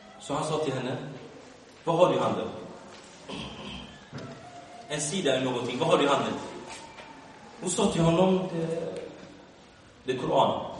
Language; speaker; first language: Swedish; early bilingual, other home language; Arabic